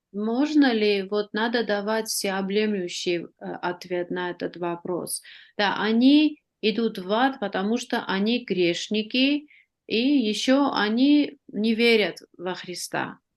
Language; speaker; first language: Russian; non-native, fluent; Armenian